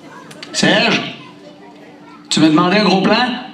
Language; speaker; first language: French; native; French